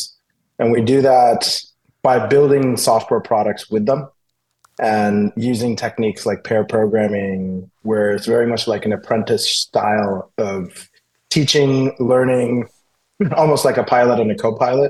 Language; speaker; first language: English; native; English